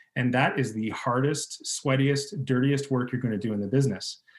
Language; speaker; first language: English; native; English